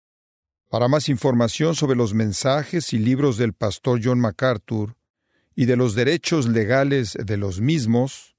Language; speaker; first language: Spanish; native; Spanish